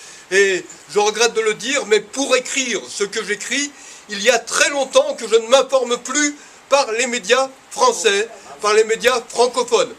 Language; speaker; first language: French; native; French